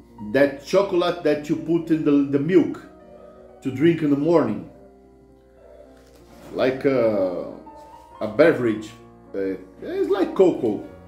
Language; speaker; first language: English; non-native, fluent; Portuguese